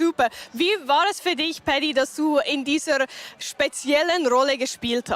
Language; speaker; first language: German; native; German